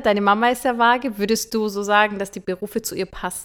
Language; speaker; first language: German; early bilingual, other home language; Turkish